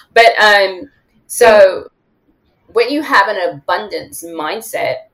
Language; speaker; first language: English; native; English